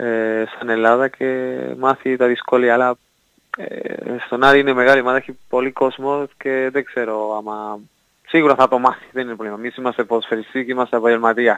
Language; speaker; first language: Greek; non-native, fluent; Spanish